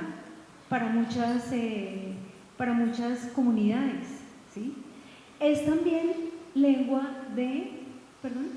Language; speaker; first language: Spanish; native; Spanish